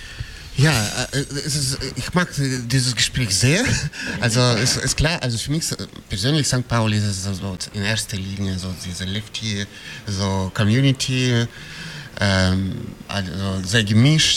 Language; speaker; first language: German; non-native, fluent; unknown